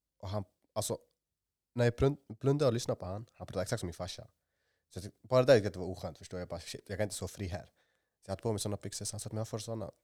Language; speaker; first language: Swedish; early bilingual, other home language; Somali